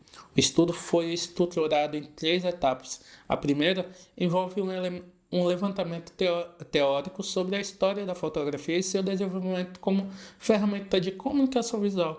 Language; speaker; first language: Portuguese; native; Portuguese